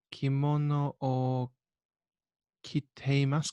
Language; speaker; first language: Japanese; non-native, learner; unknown